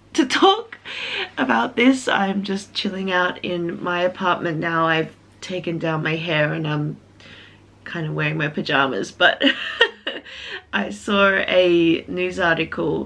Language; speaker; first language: English; native; English